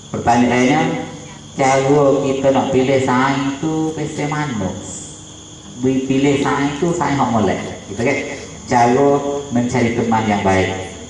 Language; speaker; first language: Malay; native; Malay